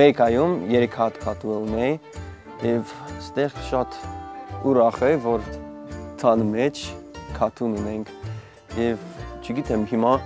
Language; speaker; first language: Armenian; non-native, learner; English